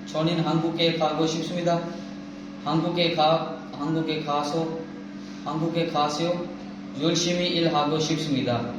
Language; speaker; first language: Korean; non-native, learner; Urdu